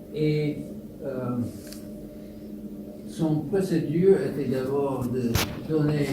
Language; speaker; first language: French; non-native, fluent; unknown